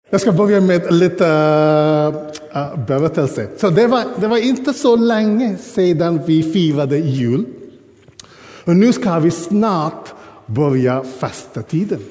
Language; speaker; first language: Swedish; non-native, fluent; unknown